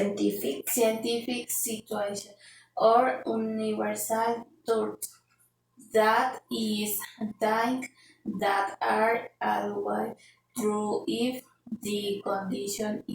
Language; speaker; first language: English; non-native, learner; Spanish